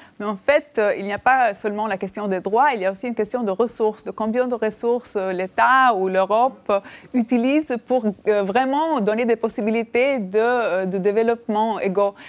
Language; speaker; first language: French; non-native, fluent; Albanian